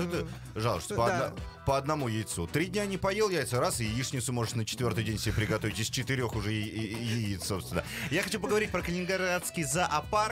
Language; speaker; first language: Russian; native; Russian